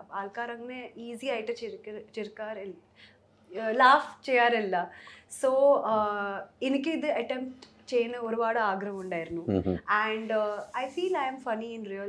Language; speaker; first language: Malayalam; early bilingual, heritage; Malayalam